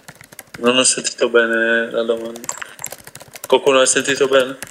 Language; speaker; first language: Italian; non-native, fluent; Dutch